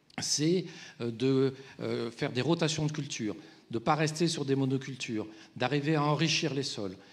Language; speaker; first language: French; native; French